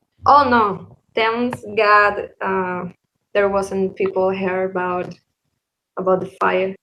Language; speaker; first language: English; non-native, learner; Spanish